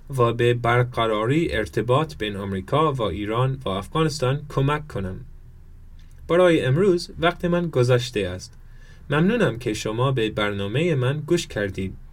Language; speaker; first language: Persian; non-native, learner; German